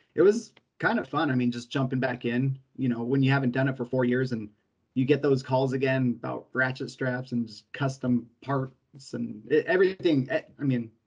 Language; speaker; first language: English; native; English